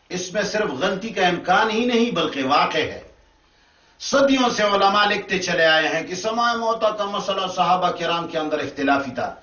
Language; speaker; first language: Urdu; non-native, local second language; Pashto